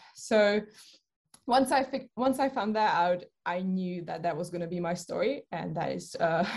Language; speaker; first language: English; non-native, fluent; Czech